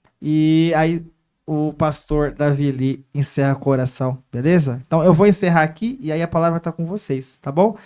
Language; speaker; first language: Portuguese; native; Portuguese